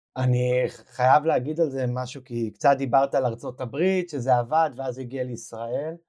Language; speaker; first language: Hebrew; native; Hebrew